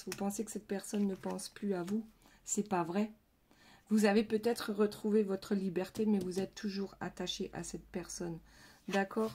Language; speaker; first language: French; native; French